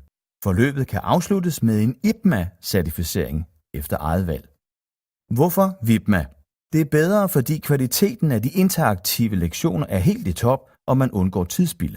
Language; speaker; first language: Danish; native; Danish